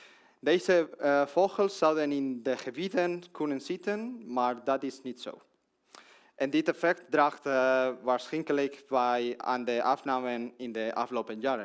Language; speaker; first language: Dutch; non-native, learner; Spanish